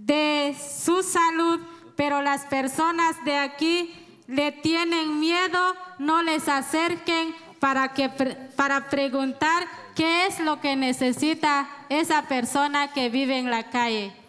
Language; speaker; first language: Spanish; non-native, local second language; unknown